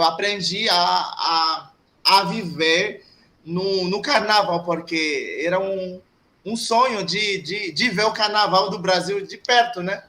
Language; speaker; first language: Portuguese; non-native, fluent; Haitian Creole